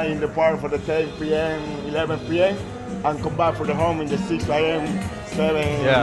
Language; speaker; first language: English; non-native, learner; Spanish